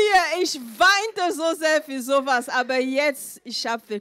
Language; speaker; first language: German; non-native, fluent; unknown